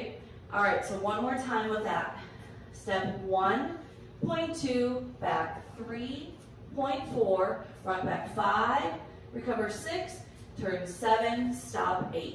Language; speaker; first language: English; native; English